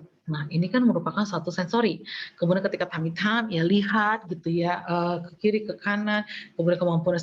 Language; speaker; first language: Indonesian; native; Indonesian